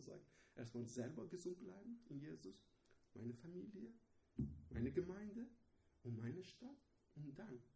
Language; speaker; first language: German; non-native, learner; Persian